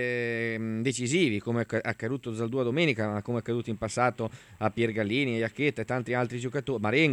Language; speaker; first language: Italian; native; Italian